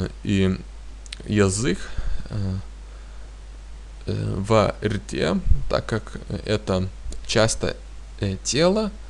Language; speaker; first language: Russian; non-native, fluent; Lithuanian